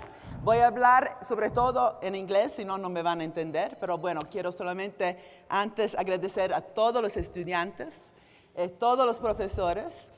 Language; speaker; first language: Spanish; non-native, fluent; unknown